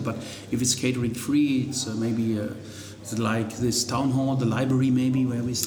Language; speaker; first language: English; non-native, fluent; German